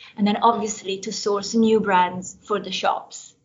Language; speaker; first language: English; non-native, fluent; Italian